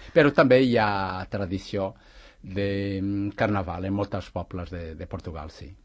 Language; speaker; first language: Catalan; non-native, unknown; Portuguese